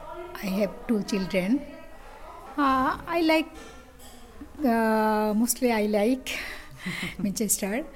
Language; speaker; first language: English; non-native, learner; Bangla